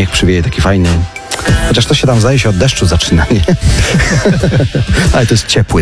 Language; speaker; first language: Polish; native; Polish